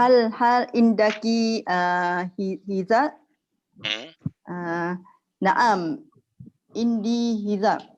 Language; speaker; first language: Arabic; non-native, learner; Malay